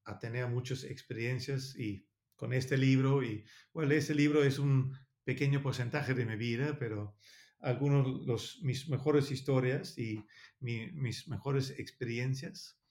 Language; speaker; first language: Spanish; non-native, learner; Danish